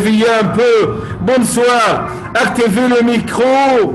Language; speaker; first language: French; non-native, fluent; Arabic